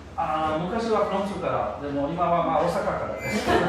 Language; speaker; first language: Japanese; non-native, learner; French